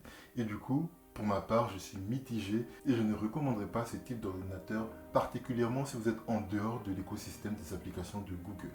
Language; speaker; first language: French; native; French